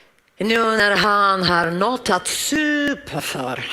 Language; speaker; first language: Swedish; non-native, learner; Ukrainian